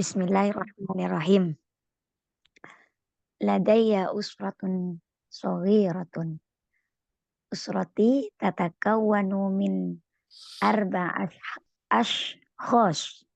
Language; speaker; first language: Arabic; non-native, learner; Indonesian